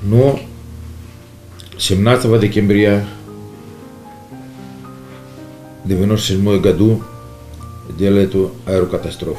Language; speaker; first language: Russian; non-native, learner; Greek